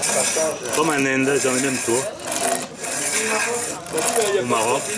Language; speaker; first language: French; native; French